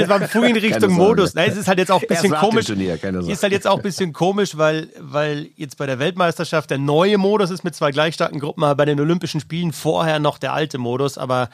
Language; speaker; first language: German; native; German